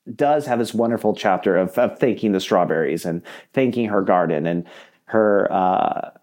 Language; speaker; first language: English; native; English